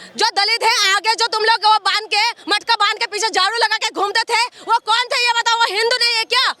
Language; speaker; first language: Hindi; non-native, local second language; Manipuri